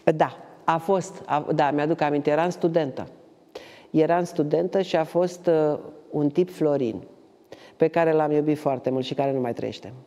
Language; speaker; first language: Romanian; native; Romanian